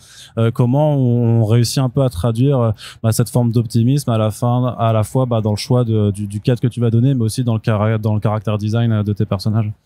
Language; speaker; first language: French; native; French